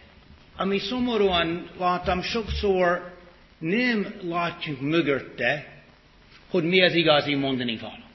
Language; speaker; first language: Hungarian; early bilingual, heritage; English